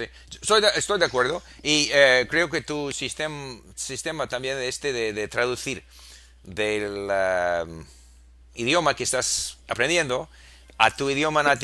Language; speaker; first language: Spanish; non-native, fluent; English